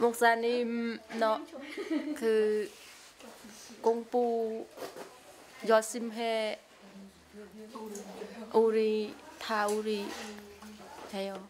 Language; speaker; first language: Korean; non-native, learner; Khmer